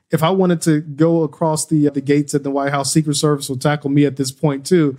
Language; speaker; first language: English; native; English